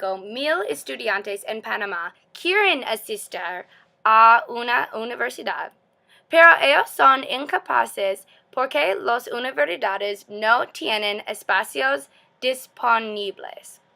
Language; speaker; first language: Spanish; non-native, learner; English